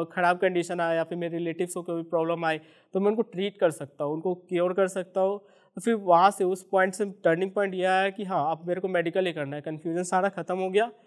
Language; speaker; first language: Hindi; native; Hindi